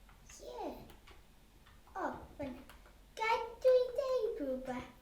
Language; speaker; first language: Welsh; non-native, local second language; English